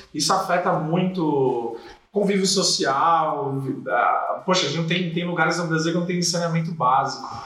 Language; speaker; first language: Portuguese; native; Portuguese